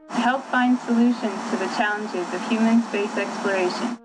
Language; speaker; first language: English; non-native, fluent; German